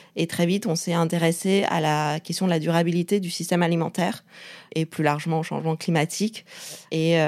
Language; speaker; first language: French; non-native, fluent; Chinese